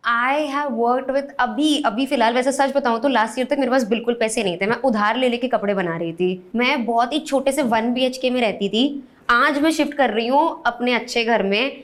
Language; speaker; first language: Hindi; native; Hindi